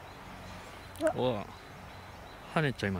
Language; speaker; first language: Japanese; native; Japanese